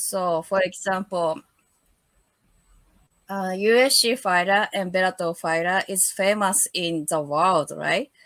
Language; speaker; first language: English; non-native, learner; Japanese